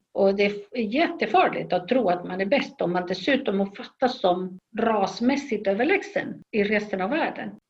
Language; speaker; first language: Swedish; non-native, fluent; Spanish